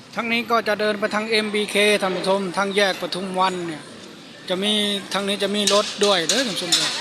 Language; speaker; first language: Thai; native; Thai